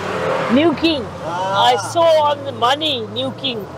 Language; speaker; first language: English; non-native, learner; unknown